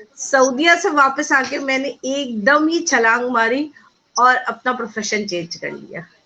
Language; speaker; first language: Urdu; native; Urdu